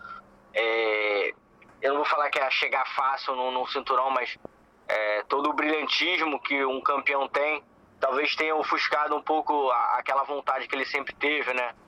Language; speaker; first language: Portuguese; native; Portuguese